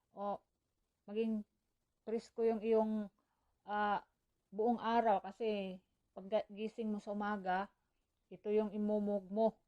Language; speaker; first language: Filipino; non-native, local second language; Cebuano